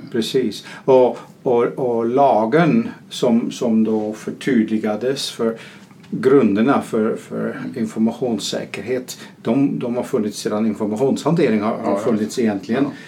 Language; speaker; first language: Swedish; non-native, fluent; Dutch